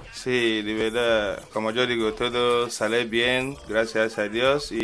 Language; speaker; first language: Spanish; non-native, learner; English